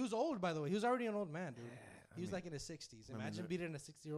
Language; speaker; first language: English; native; English